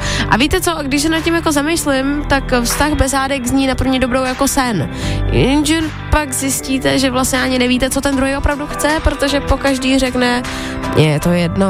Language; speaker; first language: Czech; native; Czech